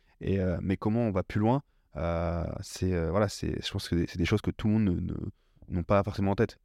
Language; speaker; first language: French; native; French